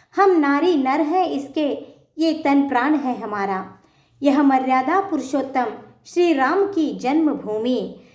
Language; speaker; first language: Hindi; non-native, local second language; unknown